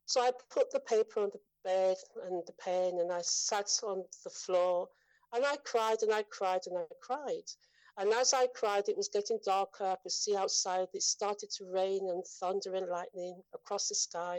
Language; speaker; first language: English; native; English